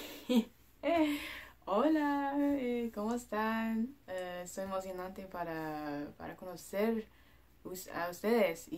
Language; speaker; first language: Spanish; non-native, learner; English